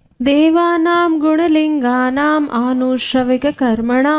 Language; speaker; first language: Hindi; native; Hindi